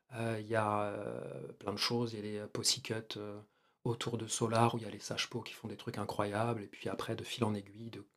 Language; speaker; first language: French; native; French